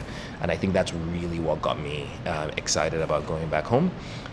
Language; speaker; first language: English; non-native, local second language; Yoruba